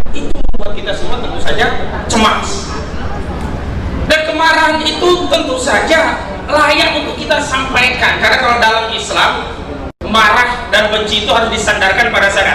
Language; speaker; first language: Indonesian; native; Indonesian